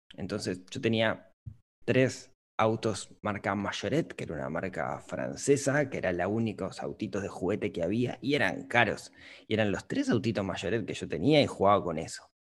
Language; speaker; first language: Spanish; native; Spanish